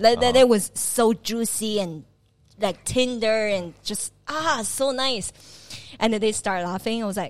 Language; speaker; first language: English; non-native, fluent; Chinese